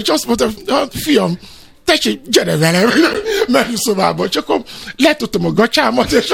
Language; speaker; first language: Hungarian; non-native, fluent; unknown